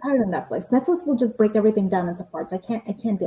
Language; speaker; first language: English; native; English